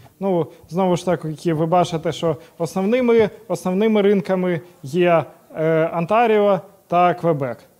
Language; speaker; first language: Ukrainian; non-native, local second language; Russian